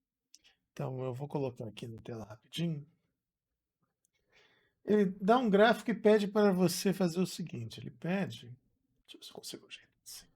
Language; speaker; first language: Portuguese; native; Portuguese